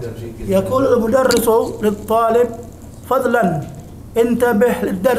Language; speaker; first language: Arabic; non-native, learner; Indonesian